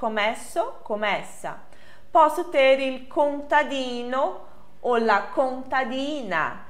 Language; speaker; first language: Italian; non-native, fluent; Portuguese